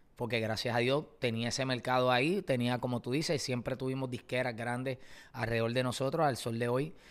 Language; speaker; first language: Spanish; native; Spanish